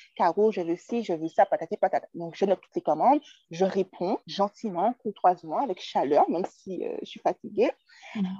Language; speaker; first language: French; native; French